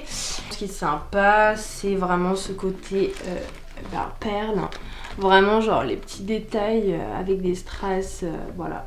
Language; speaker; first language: French; native; French